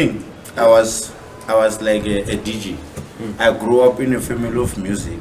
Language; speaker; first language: English; non-native, local second language; Northern Sotho